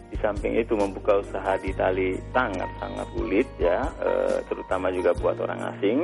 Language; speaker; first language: Indonesian; non-native, local second language; Balinese